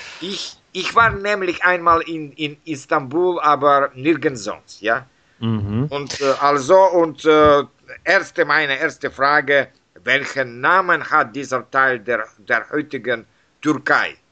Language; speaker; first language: German; non-native, learner; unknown